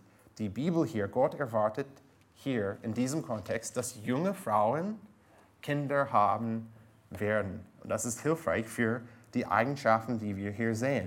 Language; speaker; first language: German; non-native, fluent; English